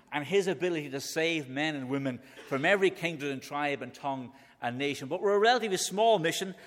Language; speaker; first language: English; native; English